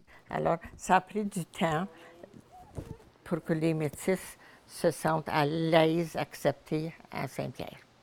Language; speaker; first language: French; native; French